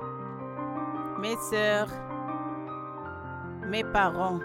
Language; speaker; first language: French; non-native, learner; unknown